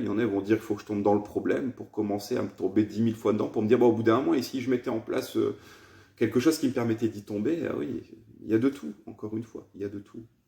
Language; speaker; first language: French; native; French